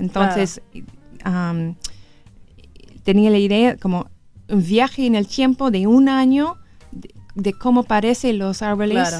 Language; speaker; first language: Spanish; non-native, learner; English